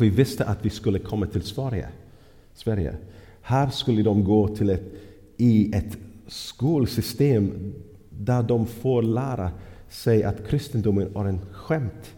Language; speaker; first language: Swedish; non-native, fluent; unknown